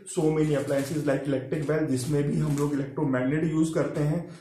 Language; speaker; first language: Hindi; native; Hindi